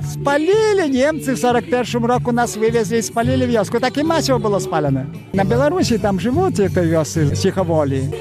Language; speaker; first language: Ukrainian; native; Ukrainian